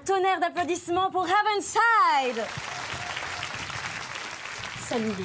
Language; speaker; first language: French; native; French